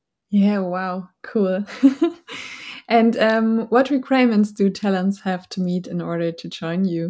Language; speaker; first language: English; non-native, fluent; German